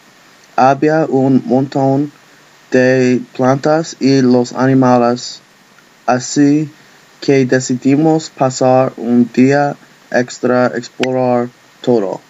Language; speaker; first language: Spanish; non-native, learner; English